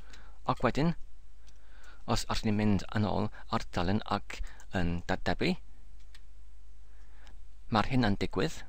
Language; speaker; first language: Welsh; non-native, learner; English